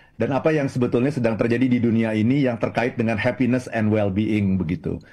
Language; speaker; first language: Indonesian; native; Indonesian